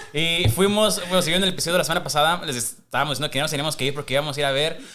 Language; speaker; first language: Spanish; early bilingual, heritage; Spanish